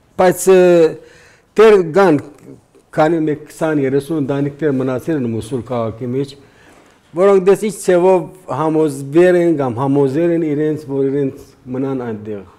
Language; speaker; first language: Armenian; early bilingual, heritage; Armenian